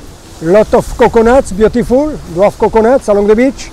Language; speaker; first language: English; non-native, learner; French